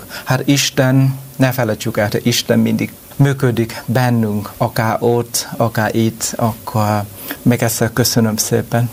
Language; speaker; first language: Hungarian; non-native, learner; Vietnamese